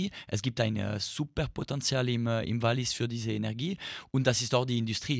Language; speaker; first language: German; non-native, learner; French